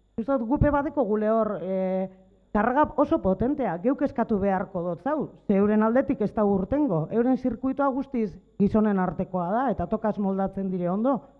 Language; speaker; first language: Basque; native; Basque